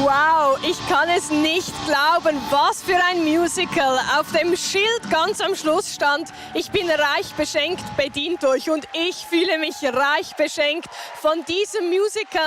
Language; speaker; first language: German; native; German